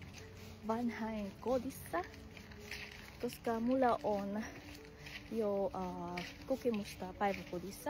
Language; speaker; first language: Finnish; non-native, learner; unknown